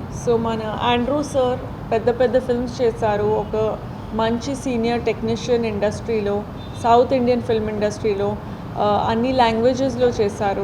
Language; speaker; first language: Telugu; non-native, fluent; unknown